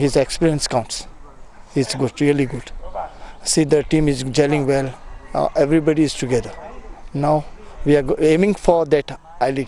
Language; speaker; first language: English; non-native, local second language; Konkani